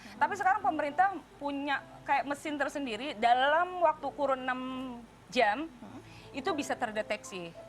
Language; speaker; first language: Indonesian; non-native, fluent; Korean